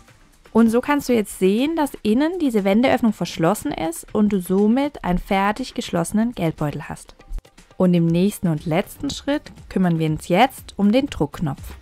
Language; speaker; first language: German; native; German